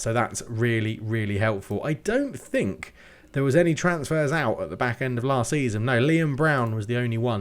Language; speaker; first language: English; native; English